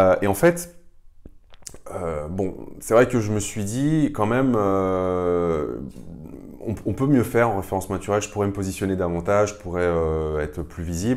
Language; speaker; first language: French; native; French